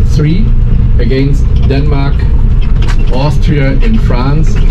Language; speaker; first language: English; non-native, fluent; German